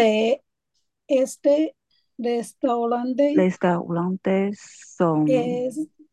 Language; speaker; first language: Spanish; non-native, learner; Chinese